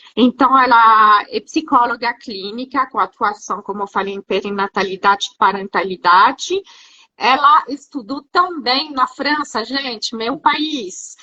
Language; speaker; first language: Portuguese; non-native, fluent; French